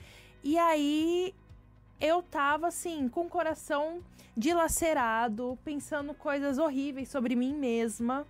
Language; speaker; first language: Portuguese; native; Portuguese